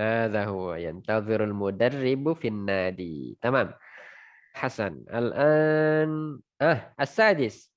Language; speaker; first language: Arabic; non-native, fluent; Indonesian